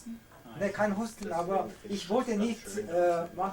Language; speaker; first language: German; non-native, learner; Korean